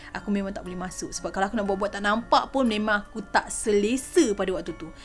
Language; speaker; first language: Malay; native; Malay